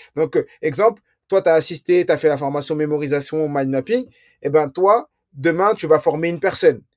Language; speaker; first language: French; early bilingual, other home language; Riffian